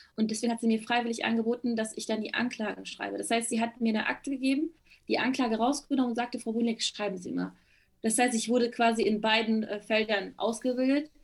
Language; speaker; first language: German; early bilingual, other home language; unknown